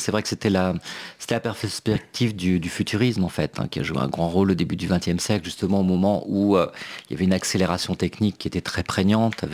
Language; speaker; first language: French; native; French